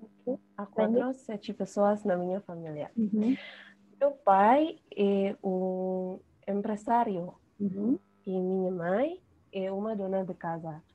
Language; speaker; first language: Portuguese; non-native, learner; Indonesian